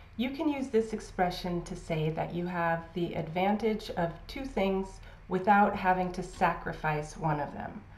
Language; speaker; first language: English; native; English